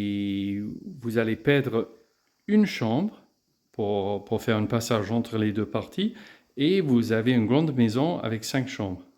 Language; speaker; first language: French; non-native, fluent; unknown